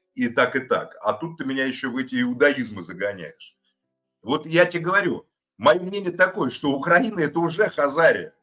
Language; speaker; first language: Russian; native; Russian